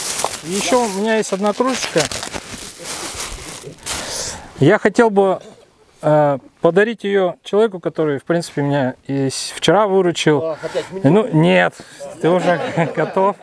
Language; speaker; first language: Russian; native; Russian